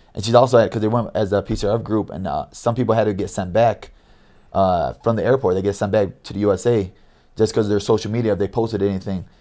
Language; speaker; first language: English; native; English